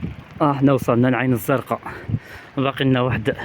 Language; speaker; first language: Arabic; native; Arabic